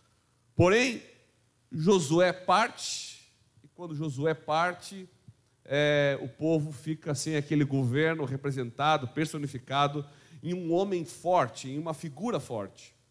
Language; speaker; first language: Portuguese; native; Portuguese